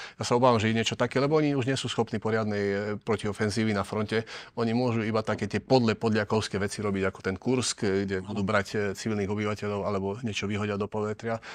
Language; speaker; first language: Slovak; native; Slovak